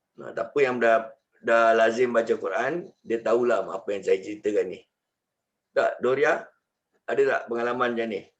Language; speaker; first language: Malay; native; Malay